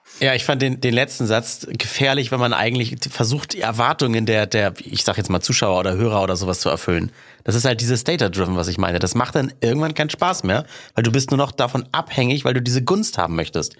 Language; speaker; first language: German; native; German